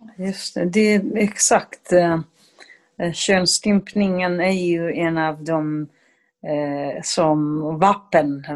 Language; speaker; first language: Swedish; non-native, fluent; Kurdish